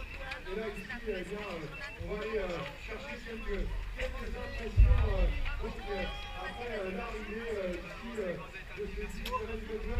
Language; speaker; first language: French; native; French